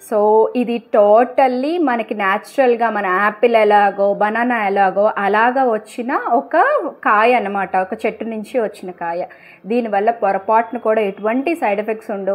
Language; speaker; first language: Telugu; native; Telugu